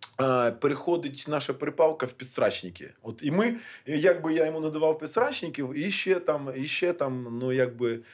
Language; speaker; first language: Ukrainian; non-native, local second language; Russian